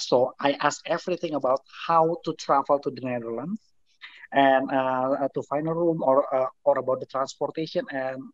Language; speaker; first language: English; non-native, fluent; Indonesian